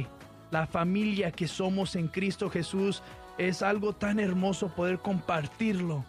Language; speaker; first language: Spanish; early bilingual, heritage; Spanish